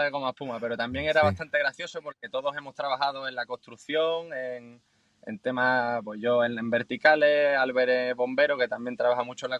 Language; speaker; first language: Spanish; native; Spanish